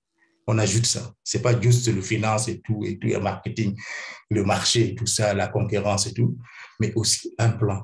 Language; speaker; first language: French; non-native, fluent; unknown